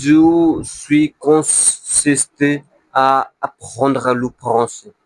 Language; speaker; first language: French; non-native, learner; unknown